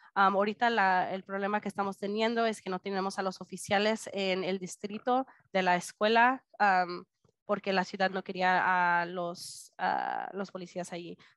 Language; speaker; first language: Spanish; early bilingual, heritage; Spanish